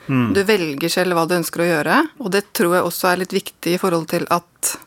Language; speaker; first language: Norwegian; native; Norwegian